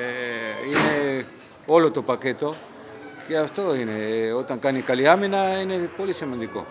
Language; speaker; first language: Greek; non-native, fluent; Spanish